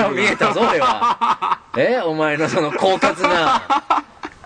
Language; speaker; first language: Japanese; native; Japanese